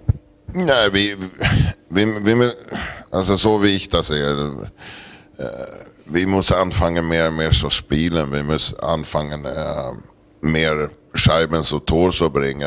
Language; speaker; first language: German; non-native, learner; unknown